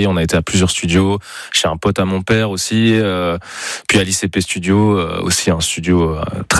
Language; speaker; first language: French; native; French